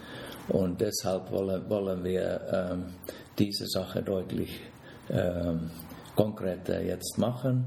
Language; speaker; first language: German; non-native, fluent; Finnish